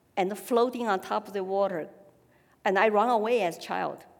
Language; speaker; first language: English; non-native, fluent; Chinese